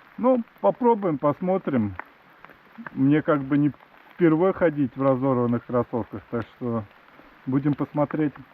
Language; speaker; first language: Russian; non-native, local second language; Ukrainian